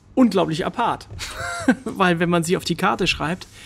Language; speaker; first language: German; native; German